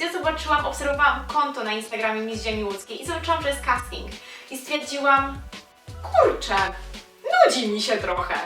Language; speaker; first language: Polish; native; Polish